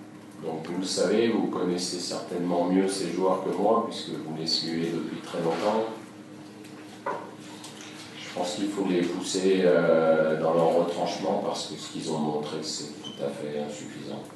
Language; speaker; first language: French; native; French